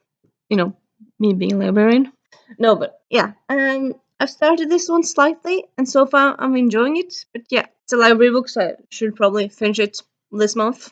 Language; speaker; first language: English; early bilingual, heritage; Norwegian